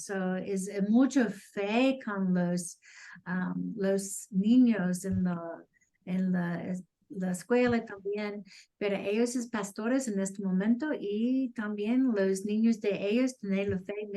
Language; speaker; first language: Spanish; non-native, learner; English